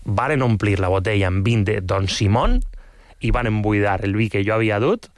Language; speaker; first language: Catalan; non-native, local second language; Spanish